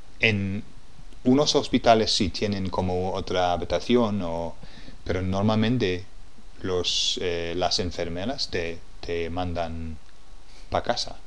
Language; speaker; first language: Spanish; non-native, fluent; English